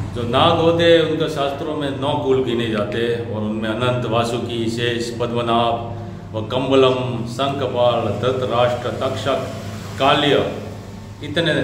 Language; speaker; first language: Hindi; non-native, local second language; Gujarati